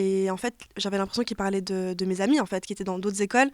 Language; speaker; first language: French; native; French